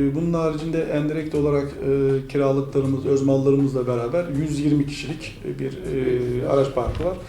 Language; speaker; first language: Turkish; native; Turkish